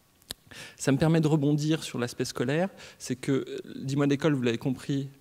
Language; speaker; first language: French; native; French